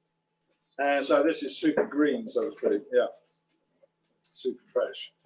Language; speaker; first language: English; native; English